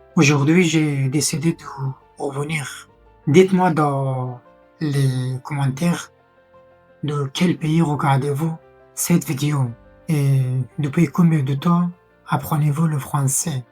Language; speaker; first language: French; non-native, fluent; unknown